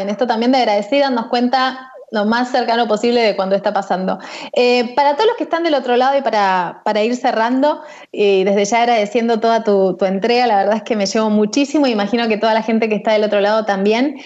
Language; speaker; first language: Spanish; native; Spanish